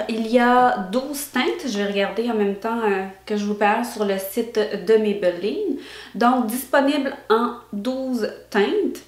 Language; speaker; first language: French; native; French